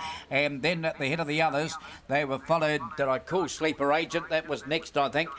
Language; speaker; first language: English; native; English